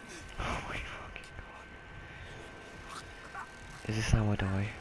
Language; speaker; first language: English; native; English